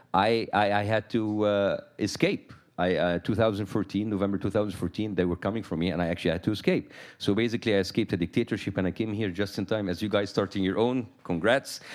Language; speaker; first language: English; non-native, fluent; Arabic